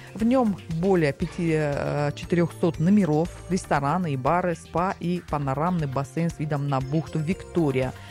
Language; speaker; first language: Russian; non-native, local second language; Tajik